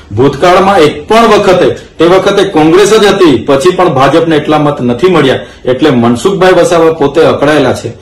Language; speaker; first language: Gujarati; non-native, local second language; Vasavi